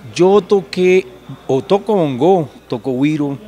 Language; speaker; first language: Spanish; native; Spanish